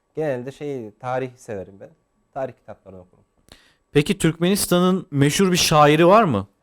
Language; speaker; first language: Turkish; non-native, fluent; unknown